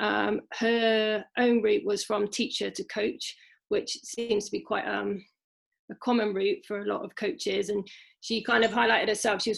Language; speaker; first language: English; native; English